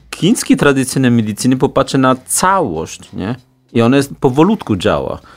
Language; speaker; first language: Polish; non-native, fluent; Chinese